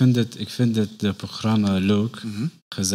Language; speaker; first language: Dutch; non-native, learner; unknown